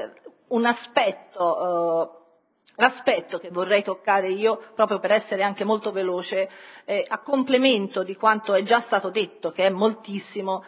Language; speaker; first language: Italian; native; Italian